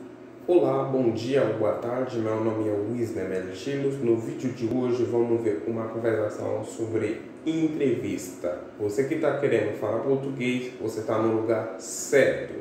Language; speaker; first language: Portuguese; non-native, fluent; Haitian Creole